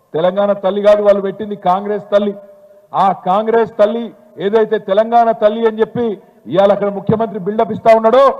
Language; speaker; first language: Telugu; native; Telugu